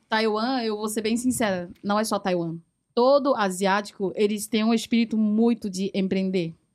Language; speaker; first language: Portuguese; early bilingual, other home language; Chinese